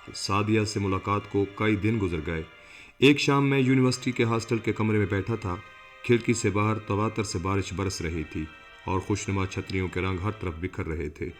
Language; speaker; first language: Urdu; non-native, local second language; Sindhi